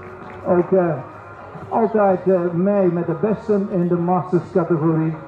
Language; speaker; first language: Dutch; native; Dutch